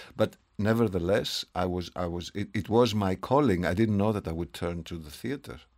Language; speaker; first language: English; non-native, fluent; Greek